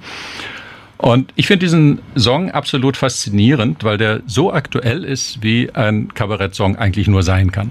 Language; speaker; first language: German; native; German